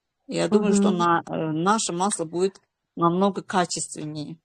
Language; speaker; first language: Russian; non-native, local second language; Azerbaijani